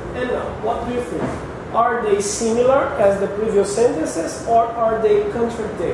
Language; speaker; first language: English; non-native, fluent; Portuguese